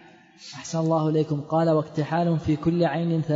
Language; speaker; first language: Arabic; native; Arabic